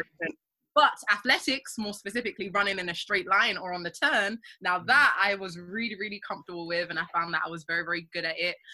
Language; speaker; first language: English; native; English